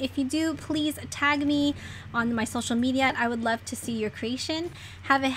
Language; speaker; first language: English; native; English